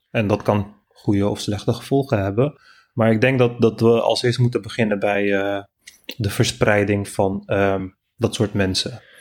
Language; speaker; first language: Dutch; non-native, fluent; Turkish